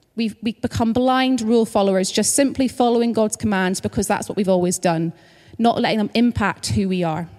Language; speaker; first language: English; native; English